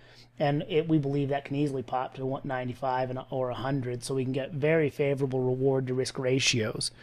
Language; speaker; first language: English; native; English